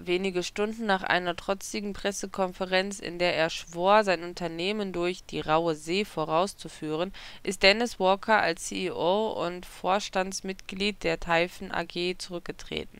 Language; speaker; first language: German; native; German